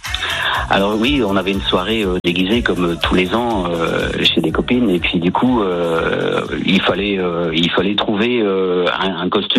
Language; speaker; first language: French; native; French